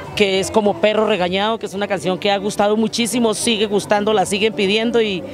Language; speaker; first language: Spanish; native; Spanish